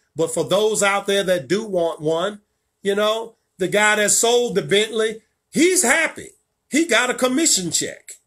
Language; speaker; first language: English; native; English